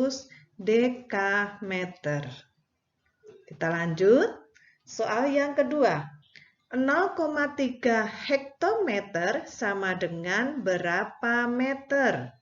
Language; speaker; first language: Indonesian; native; Indonesian